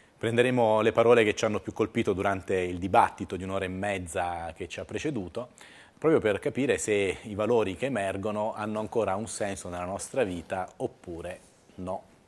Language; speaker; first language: Italian; native; Italian